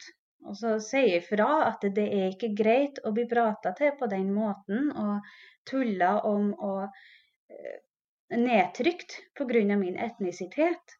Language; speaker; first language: Norwegian; non-native, local second language; Northern Sami